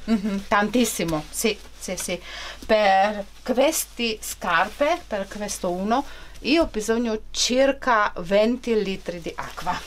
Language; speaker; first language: Italian; non-native, learner; Czech